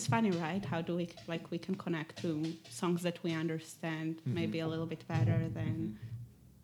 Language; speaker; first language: English; non-native, fluent; Hebrew